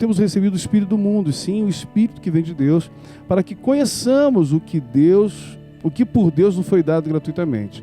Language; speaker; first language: Portuguese; native; Portuguese